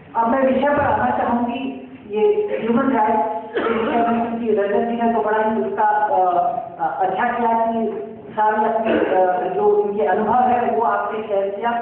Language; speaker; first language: Hindi; native; Hindi